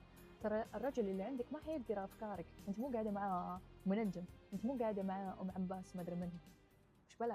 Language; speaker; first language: Arabic; native; Arabic